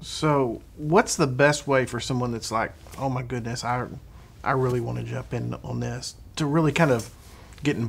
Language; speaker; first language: English; native; English